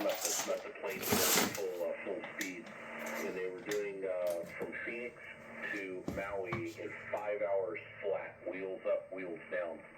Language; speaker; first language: English; native; English